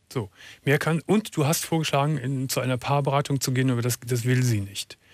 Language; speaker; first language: German; native; German